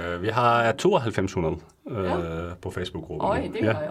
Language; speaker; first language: Danish; non-native, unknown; Arabic